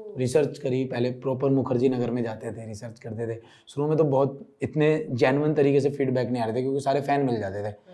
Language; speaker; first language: Hindi; native; Hindi